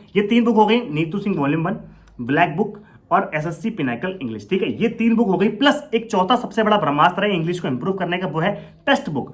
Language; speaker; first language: Hindi; native; Hindi